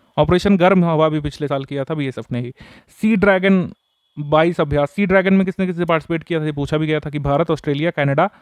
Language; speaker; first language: Hindi; native; Hindi